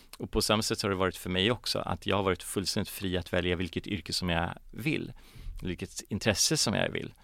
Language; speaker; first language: Swedish; early bilingual, other home language; Polish